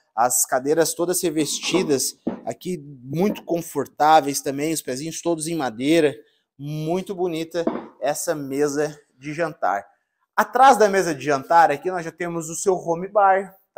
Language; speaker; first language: Portuguese; native; Portuguese